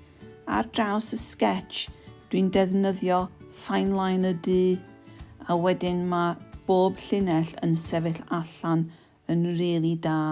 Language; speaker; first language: Welsh; non-native, local second language; English